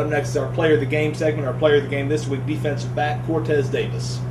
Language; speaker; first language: English; native; English